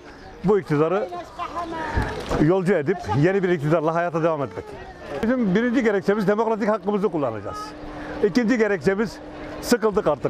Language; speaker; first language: Turkish; native; Turkish